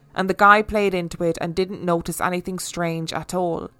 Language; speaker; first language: English; native; English